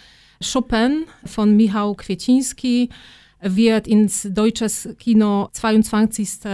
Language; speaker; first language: German; non-native, fluent; Polish